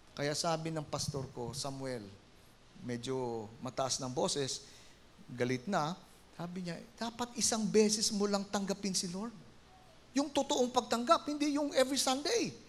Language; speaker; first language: Filipino; non-native, local second language; Iloko